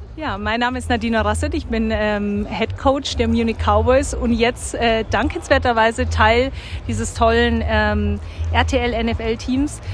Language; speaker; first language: German; native; German